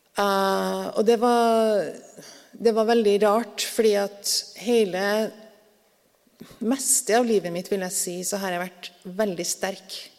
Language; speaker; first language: Norwegian; native; Norwegian